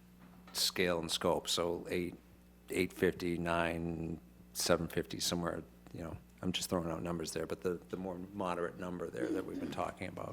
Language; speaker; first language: English; native; English